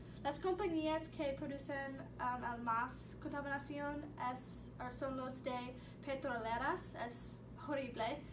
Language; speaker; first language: Spanish; non-native, learner; English